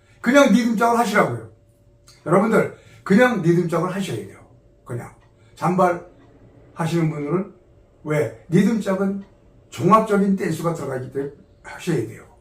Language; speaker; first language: Korean; native; Korean